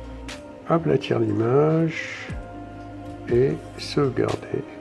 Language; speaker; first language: French; native; French